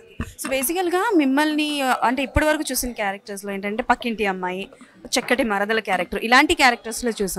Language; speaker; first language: Telugu; native; Telugu